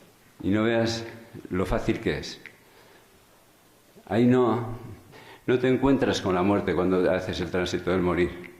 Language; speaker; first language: Spanish; native; Spanish